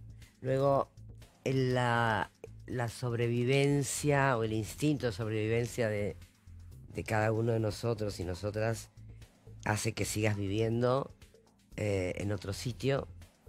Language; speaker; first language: Spanish; native; Spanish